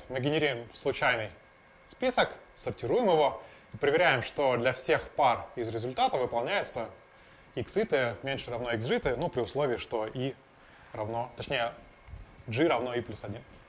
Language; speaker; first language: Russian; native; Russian